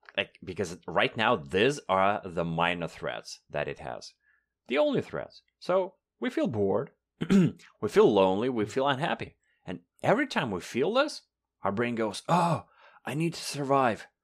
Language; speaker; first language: English; non-native, fluent; Russian